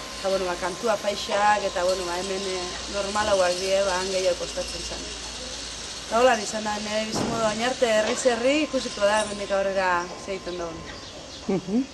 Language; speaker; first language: Basque; native; Basque